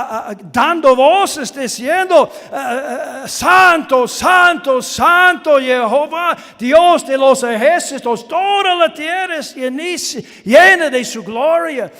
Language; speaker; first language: Spanish; non-native, learner; English